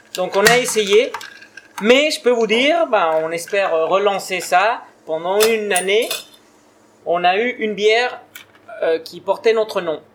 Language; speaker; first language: French; non-native, fluent; Spanish